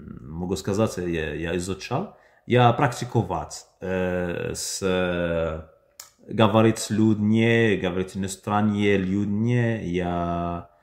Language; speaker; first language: Russian; non-native, learner; Arabic